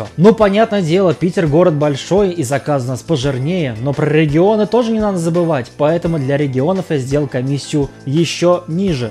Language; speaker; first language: Russian; native; Russian